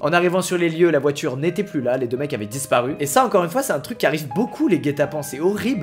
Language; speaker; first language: French; native; French